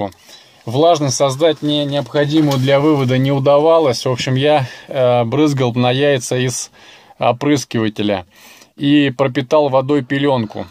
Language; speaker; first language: Russian; native; Russian